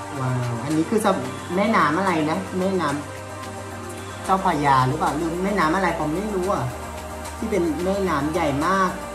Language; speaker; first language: Thai; non-native, fluent; Vietnamese